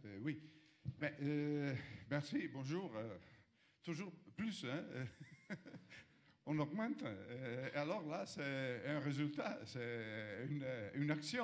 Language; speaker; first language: French; non-native, fluent; Italian